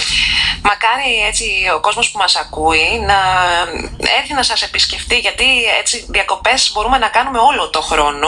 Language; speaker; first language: Greek; native; Greek